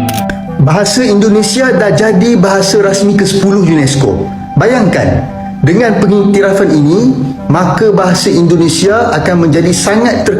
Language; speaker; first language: Malay; native; Malay